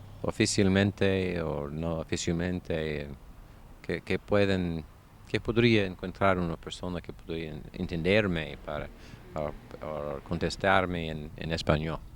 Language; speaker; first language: Spanish; non-native, fluent; English